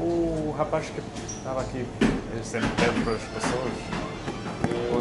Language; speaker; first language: Portuguese; early bilingual, heritage; English